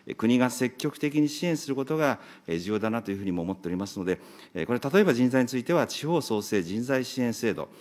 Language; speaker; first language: Japanese; native; Japanese